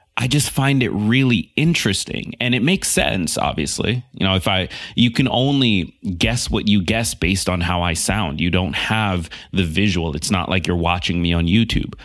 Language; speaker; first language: English; native; English